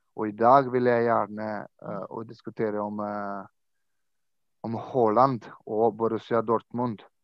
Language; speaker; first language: Norwegian; non-native, fluent; Croatian